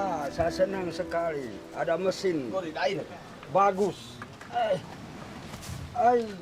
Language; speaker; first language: Indonesian; non-native, local second language; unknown